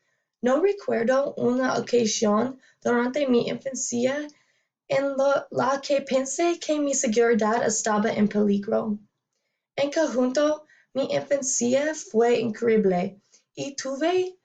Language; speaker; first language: Spanish; non-native, learner; English